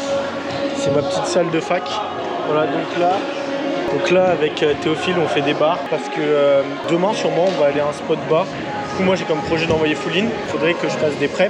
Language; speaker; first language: French; native; French